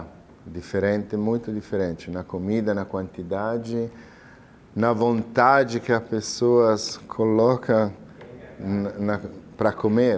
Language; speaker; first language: Portuguese; non-native, fluent; Italian